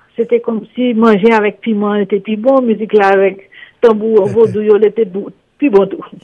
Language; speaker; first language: French; non-native, local second language; Haitian Creole